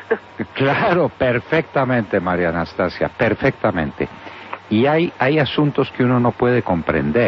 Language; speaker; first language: Spanish; native; Spanish